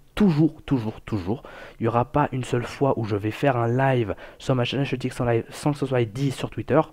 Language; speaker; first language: French; native; French